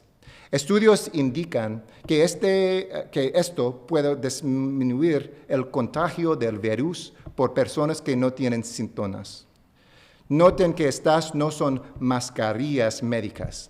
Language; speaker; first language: Spanish; non-native, fluent; English